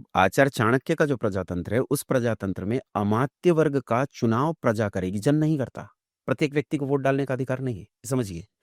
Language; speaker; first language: Hindi; native; Hindi